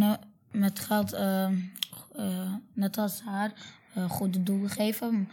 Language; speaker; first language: Dutch; non-native, learner; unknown